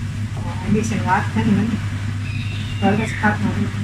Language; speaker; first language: German; non-native, learner; Indonesian